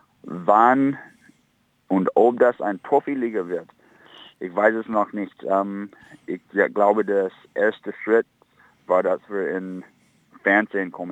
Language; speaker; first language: German; non-native, fluent; English